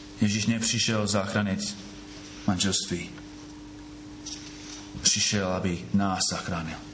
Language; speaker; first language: Czech; non-native, fluent; English